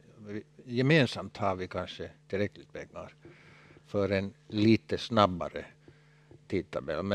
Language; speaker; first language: Swedish; non-native, local second language; Finnish